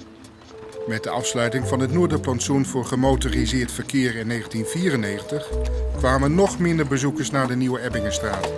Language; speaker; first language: Dutch; native; Dutch